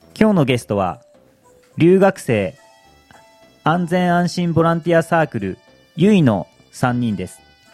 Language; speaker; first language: Japanese; native; Japanese